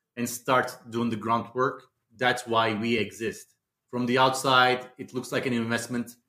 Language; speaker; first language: English; non-native, fluent; Turkish